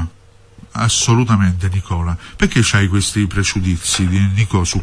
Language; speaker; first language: Italian; native; Italian